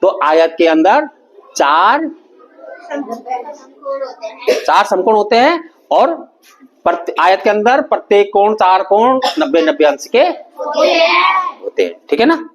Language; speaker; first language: Hindi; native; Hindi